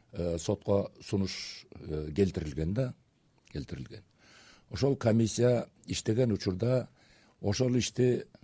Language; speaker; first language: Kyrgyz; native; Kyrgyz